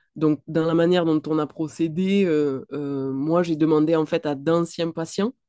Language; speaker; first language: French; native; French